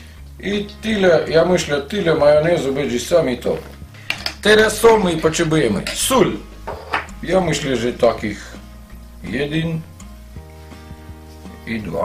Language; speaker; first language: Polish; non-native, fluent; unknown